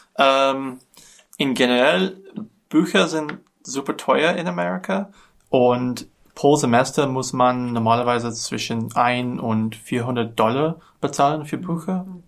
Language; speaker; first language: German; non-native, learner; English